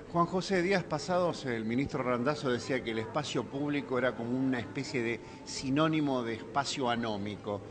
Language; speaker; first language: Spanish; native; Spanish